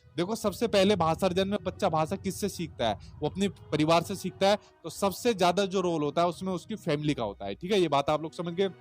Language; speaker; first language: Hindi; native; Hindi